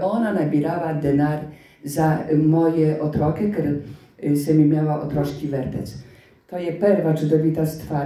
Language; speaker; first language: Polish; native; Polish